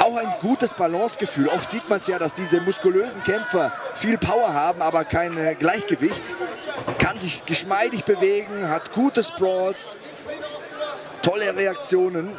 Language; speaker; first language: German; native; German